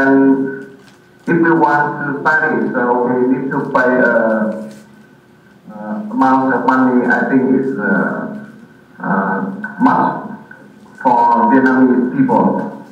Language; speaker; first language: English; non-native, learner; Vietnamese